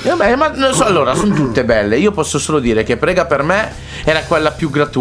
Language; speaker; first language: Italian; native; Italian